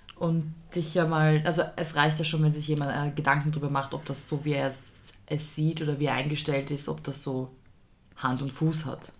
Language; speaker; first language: German; early bilingual, other home language; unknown